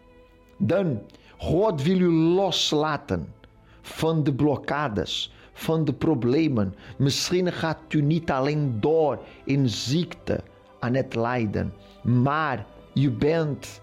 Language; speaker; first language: Dutch; non-native, fluent; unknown